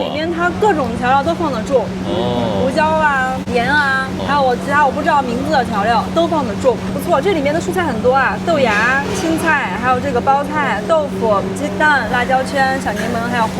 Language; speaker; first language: Chinese; native; Chinese